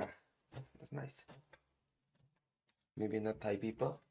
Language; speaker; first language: English; non-native, learner; Thai